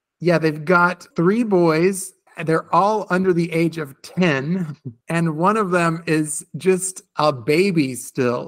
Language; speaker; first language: English; native; English